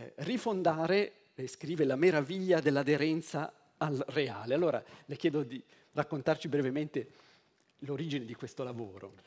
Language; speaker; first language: Italian; native; Italian